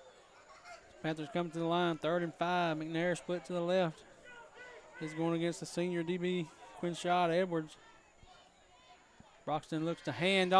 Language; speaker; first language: English; native; English